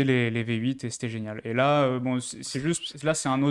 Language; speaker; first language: French; native; French